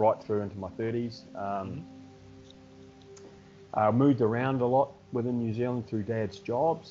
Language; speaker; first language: English; native; English